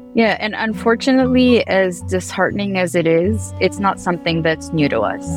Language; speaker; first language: English; early bilingual, heritage; Arabic